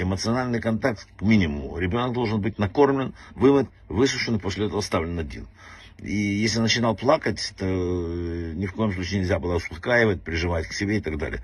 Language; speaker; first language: Russian; native; Russian